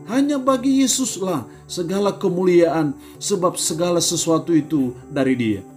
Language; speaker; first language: Indonesian; native; Indonesian